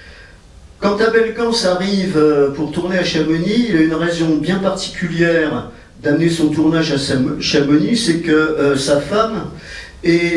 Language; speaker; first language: French; native; French